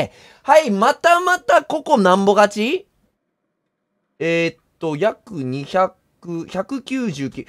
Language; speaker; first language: Japanese; native; Japanese